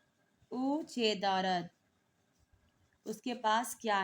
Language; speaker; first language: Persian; non-native, fluent; Urdu